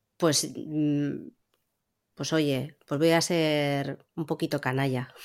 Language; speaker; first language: Spanish; native; Spanish